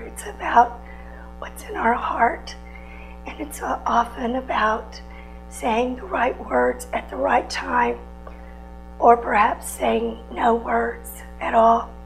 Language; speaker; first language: English; native; English